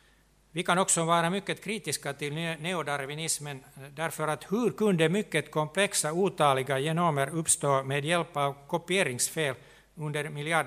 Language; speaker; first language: Swedish; non-native, local second language; Finnish